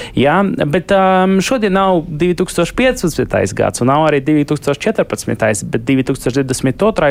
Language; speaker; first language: Latvian; non-native, local second language; Russian